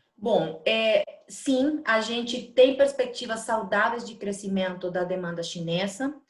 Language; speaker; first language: Portuguese; non-native, fluent; Spanish